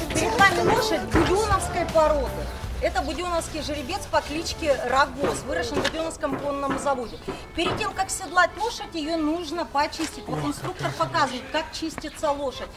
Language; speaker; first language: Russian; native; Russian